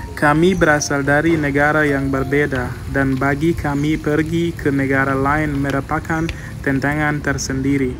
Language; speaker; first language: Indonesian; non-native, fluent; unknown